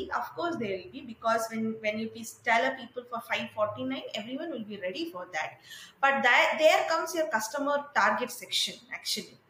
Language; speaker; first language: English; non-native, local second language; Tamil